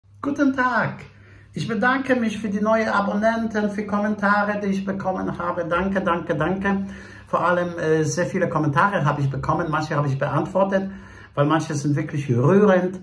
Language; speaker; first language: German; non-native, fluent; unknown